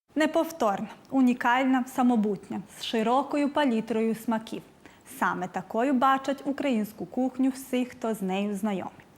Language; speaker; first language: Ukrainian; early bilingual, heritage; Ukrainian